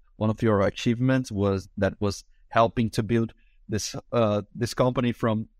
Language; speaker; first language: English; non-native, fluent; Portuguese